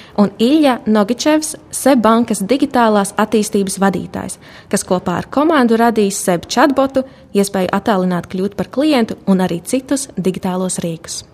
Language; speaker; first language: Latvian; native; Latvian